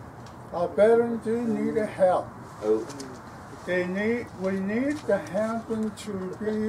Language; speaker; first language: English; non-native, local second language; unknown